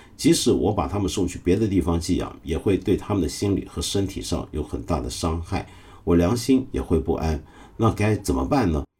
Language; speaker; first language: Chinese; non-native, local second language; Cantonese